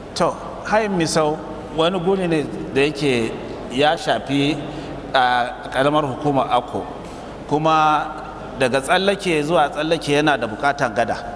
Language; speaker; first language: Hausa; native; Hausa